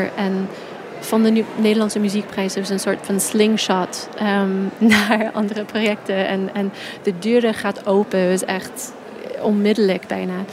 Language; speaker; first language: Dutch; non-native, fluent; English